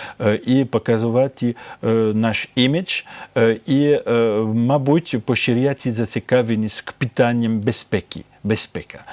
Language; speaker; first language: Ukrainian; non-native, fluent; French